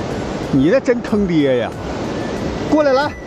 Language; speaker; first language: Chinese; native; Chinese